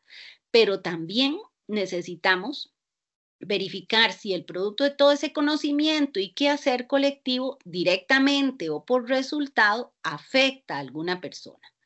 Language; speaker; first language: Spanish; native; Spanish